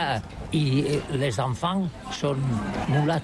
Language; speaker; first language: French; non-native, learner; Catalan